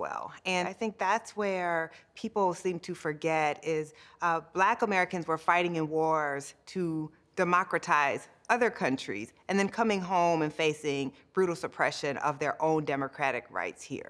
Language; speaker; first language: English; native; English